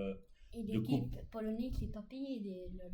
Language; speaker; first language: French; non-native, learner; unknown